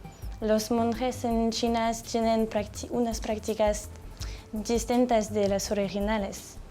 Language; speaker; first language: Spanish; non-native, fluent; French